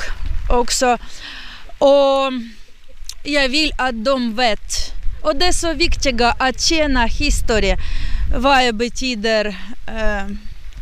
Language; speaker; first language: Swedish; non-native, learner; Ukrainian